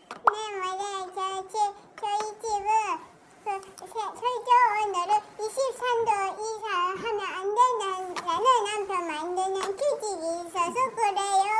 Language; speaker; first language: Korean; non-native, fluent; Japanese